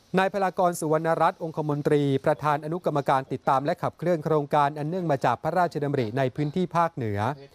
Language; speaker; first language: Thai; native; Thai